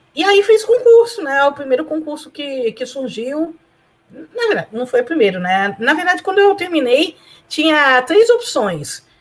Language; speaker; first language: Portuguese; early bilingual, other home language; Spanish